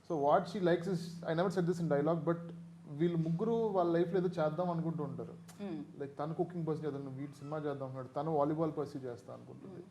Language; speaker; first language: Telugu; native; Telugu